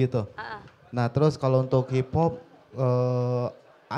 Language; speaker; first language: Indonesian; native; Indonesian